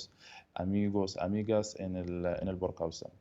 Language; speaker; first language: Spanish; non-native, learner; Arabic